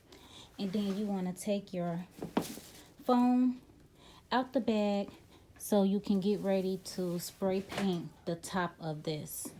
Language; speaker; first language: English; native; English